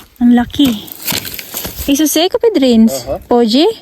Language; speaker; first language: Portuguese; non-native, learner; Filipino